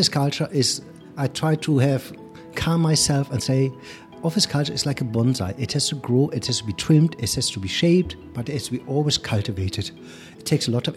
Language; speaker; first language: English; non-native, fluent; German